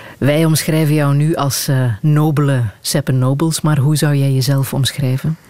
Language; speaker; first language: Dutch; native; Dutch